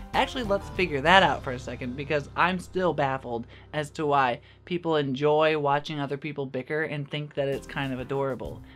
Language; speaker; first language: English; native; English